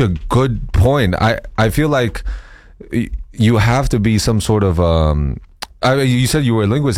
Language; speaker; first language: English; non-native, fluent; Chinese